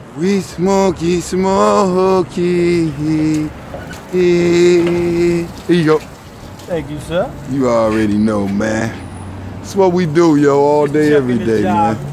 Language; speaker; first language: English; native; English